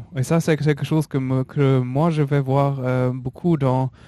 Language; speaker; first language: French; non-native, learner; German